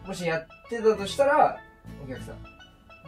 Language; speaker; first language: Japanese; native; Japanese